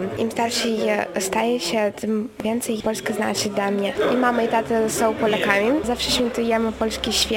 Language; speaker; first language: Polish; non-native, local second language; Russian